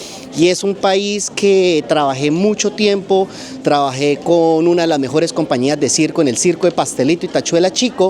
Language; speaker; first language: Spanish; native; Spanish